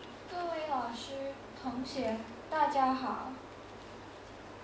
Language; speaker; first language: Chinese; non-native, learner; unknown